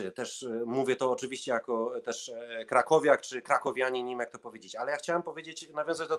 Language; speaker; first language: Polish; early bilingual, heritage; Polish